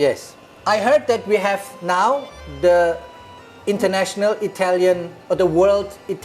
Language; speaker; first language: English; non-native, fluent; Indonesian